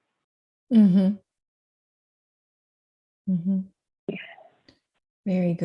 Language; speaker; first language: English; native; English